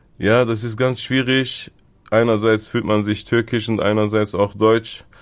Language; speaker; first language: German; early bilingual, other home language; Turkish